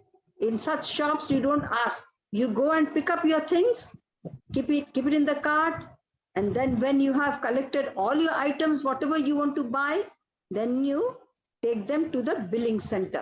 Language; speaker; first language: English; non-native, local second language; Odia